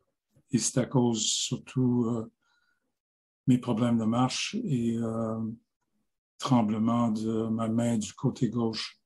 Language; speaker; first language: French; non-native, local second language; English